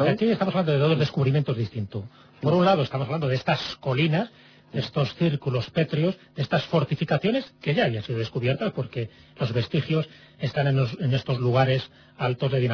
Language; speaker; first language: Spanish; native; Spanish